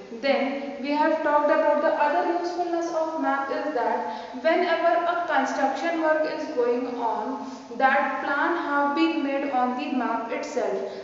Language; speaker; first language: English; non-native, local second language; Hindi